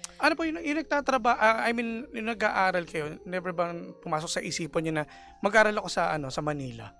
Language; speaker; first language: Filipino; native; Filipino